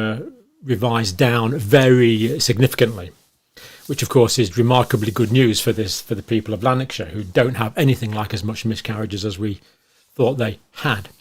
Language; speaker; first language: English; native; English